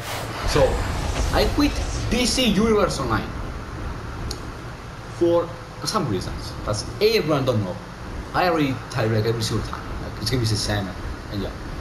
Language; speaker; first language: English; non-native, learner; Italian